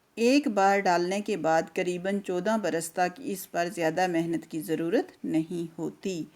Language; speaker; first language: Urdu; non-native, local second language; Kashmiri